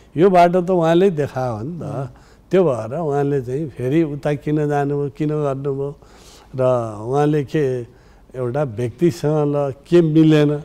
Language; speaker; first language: Nepali; native; Nepali